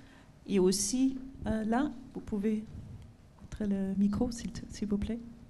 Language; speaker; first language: French; non-native, fluent; German